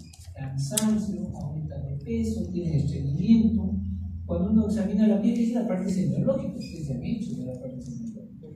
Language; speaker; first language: Spanish; native; Spanish